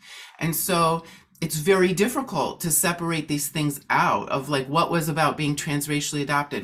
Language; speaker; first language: English; native; English